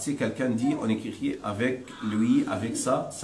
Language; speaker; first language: French; non-native, learner; Arabic